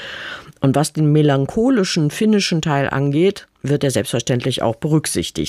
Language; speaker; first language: German; native; German